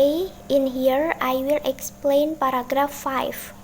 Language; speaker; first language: English; non-native, learner; Indonesian